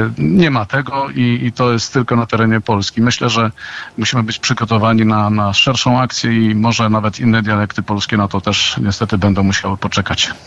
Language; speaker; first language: Polish; native; Polish